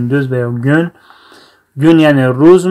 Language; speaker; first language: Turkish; non-native, fluent; Tajik